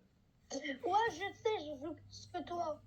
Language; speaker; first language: French; native; French